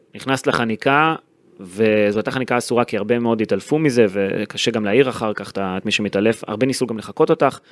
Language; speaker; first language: Hebrew; native; Hebrew